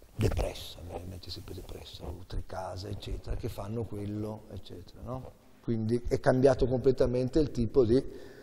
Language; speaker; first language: Italian; native; Italian